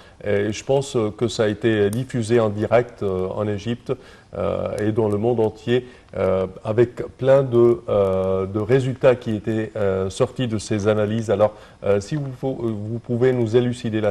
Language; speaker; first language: French; non-native, fluent; Arabic